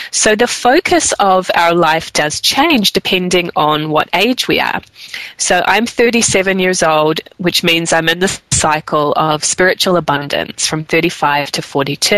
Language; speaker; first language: English; native; English